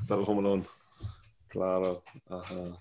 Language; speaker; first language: Spanish; non-native, fluent; English